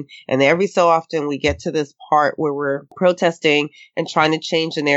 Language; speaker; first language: English; native; English